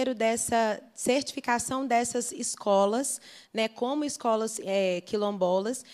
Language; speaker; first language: Portuguese; native; Portuguese